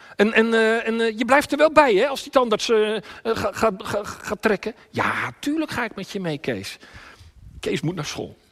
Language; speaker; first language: Dutch; native; Dutch